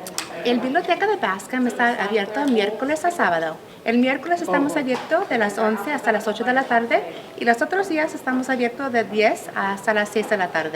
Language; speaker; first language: Spanish; early bilingual, heritage; Spanish